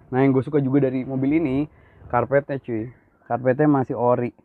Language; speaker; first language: Indonesian; native; Indonesian